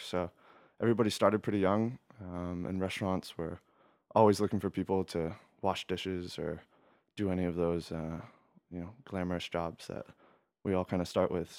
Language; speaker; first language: English; native; English